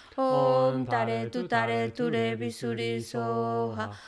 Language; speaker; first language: Spanish; native; Spanish